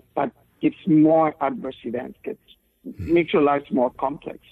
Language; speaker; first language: English; non-native, fluent; Spanish